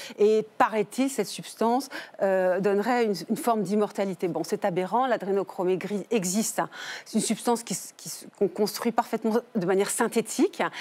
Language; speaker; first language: French; native; French